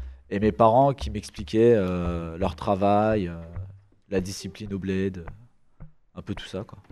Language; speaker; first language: French; early bilingual, other home language; Kabyle